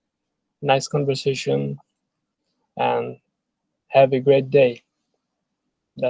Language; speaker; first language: English; non-native, learner; Bangla